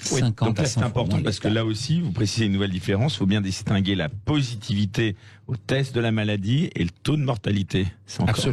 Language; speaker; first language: French; native; French